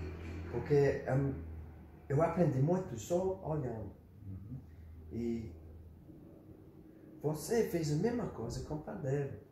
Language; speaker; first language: Portuguese; non-native, learner; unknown